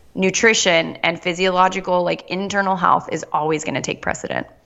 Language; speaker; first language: English; native; English